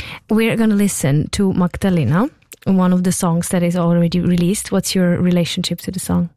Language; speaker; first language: English; non-native, fluent; German